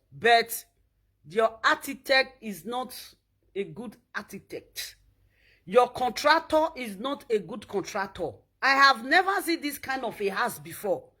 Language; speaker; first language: Nigerian Pidgin; native; Nigerian Pidgin